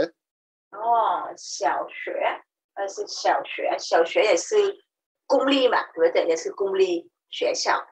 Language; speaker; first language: Chinese; non-native, learner; Vietnamese